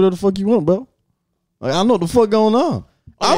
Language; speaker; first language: English; native; English